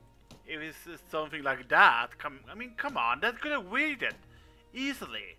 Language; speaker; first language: English; non-native, fluent; Swedish